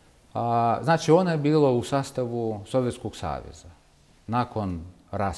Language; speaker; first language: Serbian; non-native, fluent; Russian